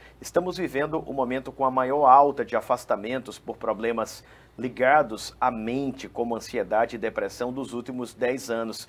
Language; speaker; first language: Portuguese; native; Portuguese